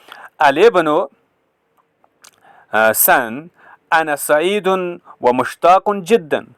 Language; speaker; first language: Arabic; non-native, fluent; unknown